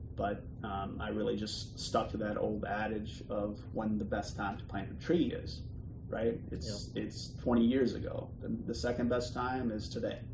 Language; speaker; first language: English; early bilingual, other home language; Bosnian